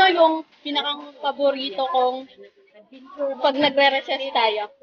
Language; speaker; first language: Filipino; native; Filipino